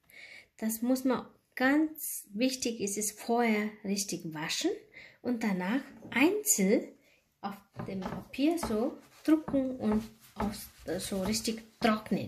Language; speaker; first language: German; non-native, learner; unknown